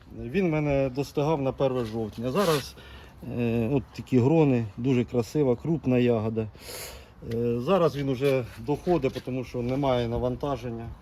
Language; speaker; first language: Ukrainian; native; Ukrainian